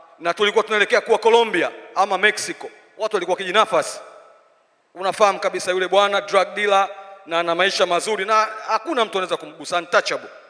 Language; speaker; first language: Swahili; native; Swahili